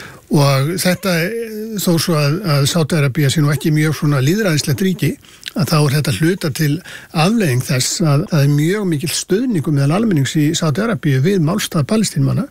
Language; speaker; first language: Icelandic; native; Icelandic